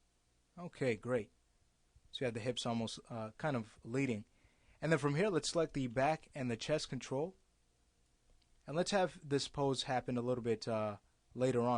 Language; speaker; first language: English; native; English